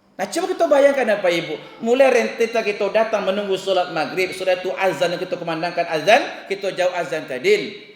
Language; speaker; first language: Malay; non-native, local second language; Minangkabau